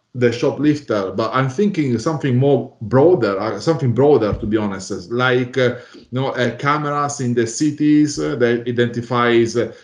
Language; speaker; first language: English; non-native, fluent; Italian